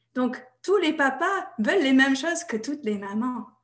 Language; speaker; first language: French; non-native, fluent; English